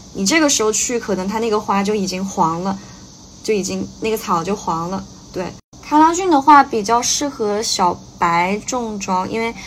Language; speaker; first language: Chinese; native; Chinese